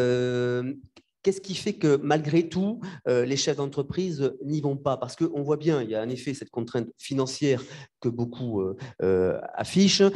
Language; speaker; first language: French; native; French